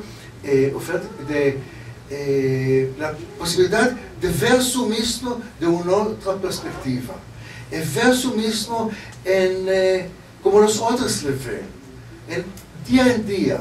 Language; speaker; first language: Spanish; non-native, learner; Hebrew